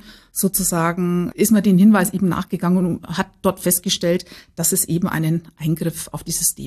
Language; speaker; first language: German; native; German